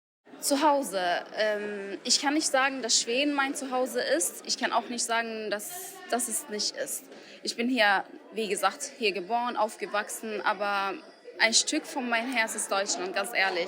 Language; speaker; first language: German; non-native, fluent; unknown